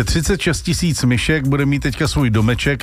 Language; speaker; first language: Czech; native; Czech